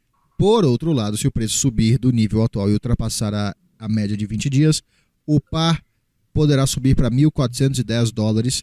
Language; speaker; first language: Portuguese; native; Portuguese